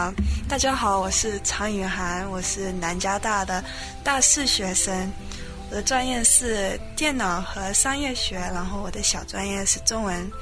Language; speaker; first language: Chinese; early bilingual, heritage; Chinese